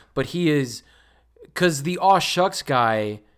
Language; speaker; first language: English; non-native, fluent; Spanish